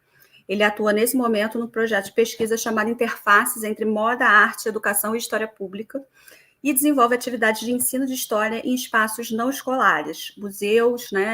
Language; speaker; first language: Portuguese; native; Portuguese